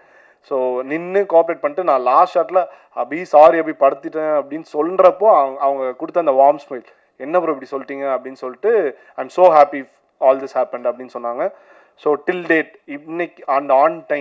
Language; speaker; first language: Tamil; native; Tamil